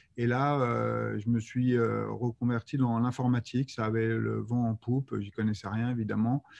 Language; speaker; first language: French; native; French